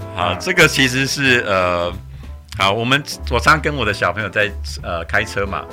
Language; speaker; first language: Chinese; native; Chinese